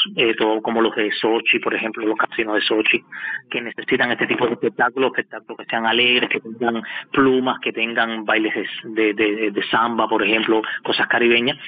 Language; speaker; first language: Spanish; native; Spanish